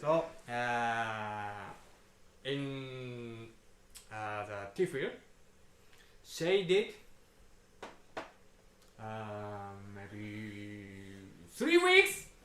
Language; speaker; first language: English; non-native, learner; Japanese